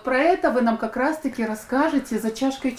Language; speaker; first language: Russian; native; Russian